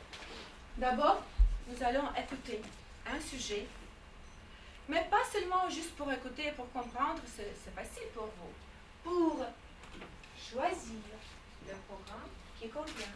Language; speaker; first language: French; non-native, fluent; Russian